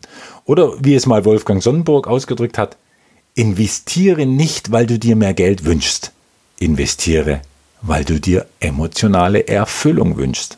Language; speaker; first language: German; native; German